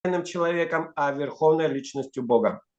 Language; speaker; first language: Russian; native; Russian